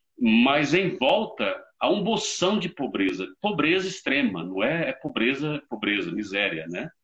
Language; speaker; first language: Portuguese; native; Portuguese